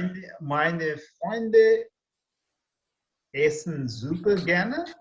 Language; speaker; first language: German; non-native, learner; English